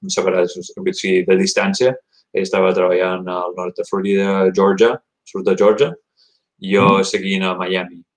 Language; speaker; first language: Catalan; early bilingual, heritage; Catalan